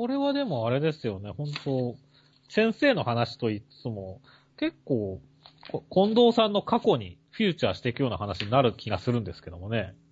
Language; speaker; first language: Japanese; native; Japanese